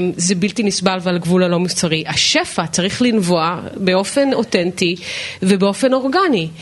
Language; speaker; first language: Hebrew; native; Hebrew